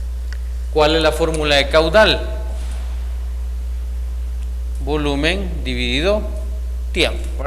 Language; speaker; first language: Spanish; native; Spanish